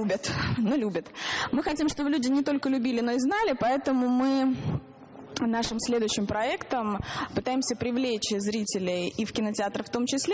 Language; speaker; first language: Russian; native; Russian